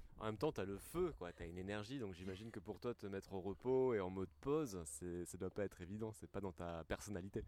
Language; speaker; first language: French; native; French